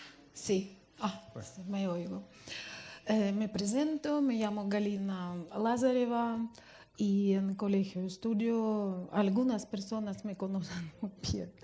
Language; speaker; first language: Spanish; non-native, fluent; Russian